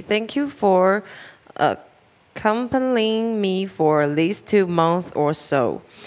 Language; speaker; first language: English; non-native, learner; Chinese